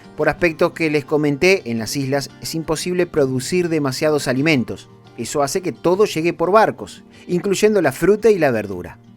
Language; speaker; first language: Spanish; native; Spanish